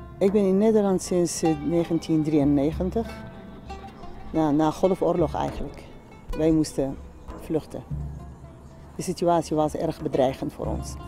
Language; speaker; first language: Dutch; non-native, fluent; Central Kurdish